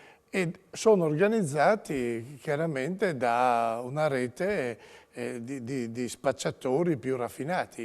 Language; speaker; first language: Italian; native; Italian